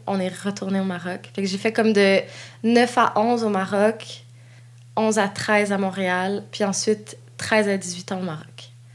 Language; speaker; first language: French; native; French